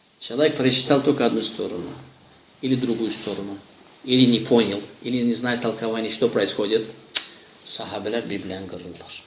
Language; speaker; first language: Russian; non-native, local second language; Azerbaijani